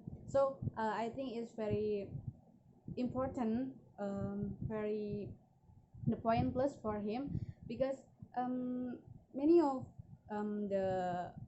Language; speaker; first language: English; non-native, learner; Indonesian